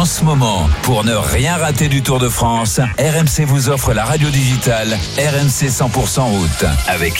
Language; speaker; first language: French; native; French